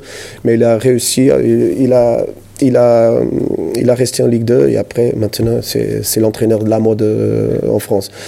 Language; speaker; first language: French; non-native, fluent; Portuguese